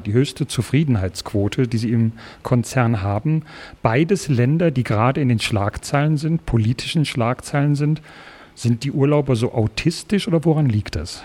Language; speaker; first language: German; native; German